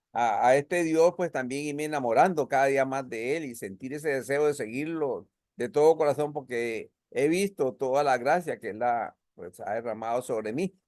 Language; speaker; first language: Spanish; native; Spanish